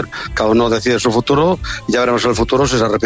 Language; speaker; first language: Spanish; native; Spanish